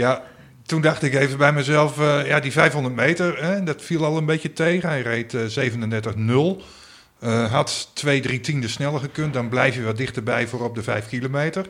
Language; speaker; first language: Dutch; native; Dutch